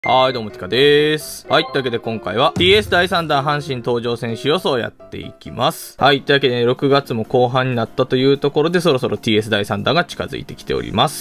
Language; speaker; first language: Japanese; native; Japanese